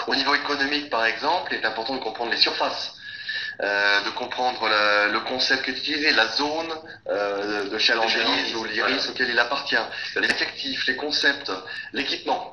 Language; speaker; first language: French; native; French